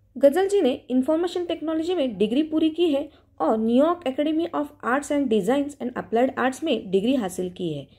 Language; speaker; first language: Hindi; non-native, local second language; Marathi